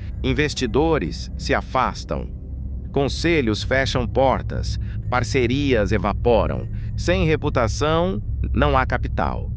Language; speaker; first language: Portuguese; native; Portuguese